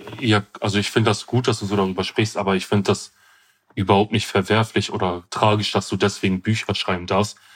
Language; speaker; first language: German; early bilingual, other home language; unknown